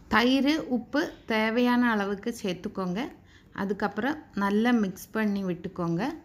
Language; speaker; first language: Tamil; non-native, local second language; Malayalam